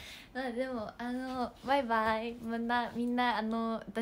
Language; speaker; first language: Japanese; native; Japanese